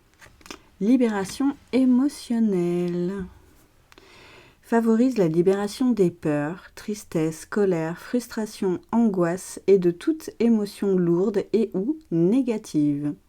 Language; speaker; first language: French; native; French